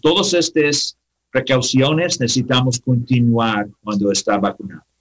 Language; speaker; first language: Spanish; non-native, learner; English